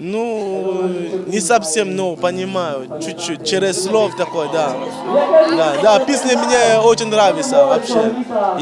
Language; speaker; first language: Russian; non-native, learner; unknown